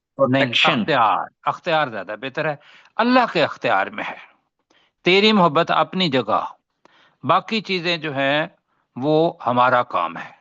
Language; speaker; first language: Urdu; native; Urdu